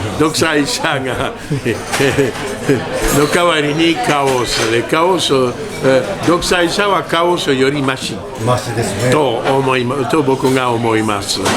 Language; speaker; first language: Japanese; non-native, learner; French